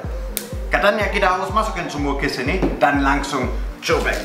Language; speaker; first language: Indonesian; non-native, fluent; German